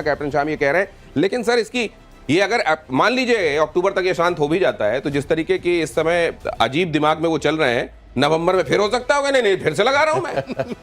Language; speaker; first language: Hindi; native; Hindi